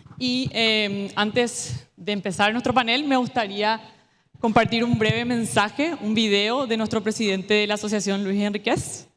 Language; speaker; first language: Spanish; native; Spanish